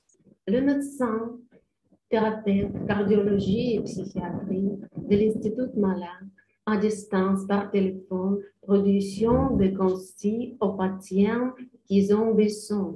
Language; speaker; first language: French; non-native, learner; Ukrainian